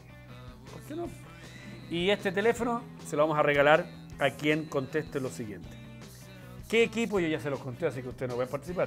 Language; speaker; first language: Spanish; native; Spanish